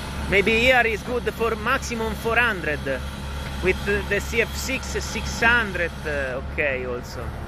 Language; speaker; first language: English; non-native, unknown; Italian